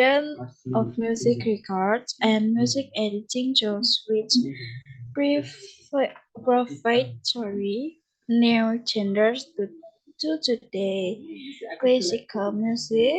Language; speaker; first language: English; non-native, learner; Indonesian